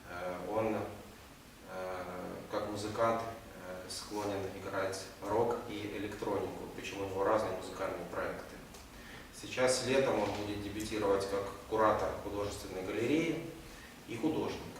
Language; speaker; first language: Russian; native; Russian